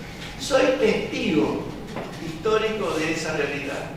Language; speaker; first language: Spanish; native; Spanish